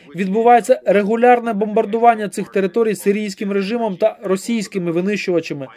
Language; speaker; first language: Ukrainian; non-native, fluent; Arabic